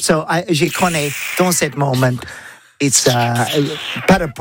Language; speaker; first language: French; non-native, learner; English